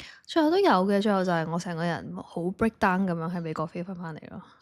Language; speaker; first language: Cantonese; native; Cantonese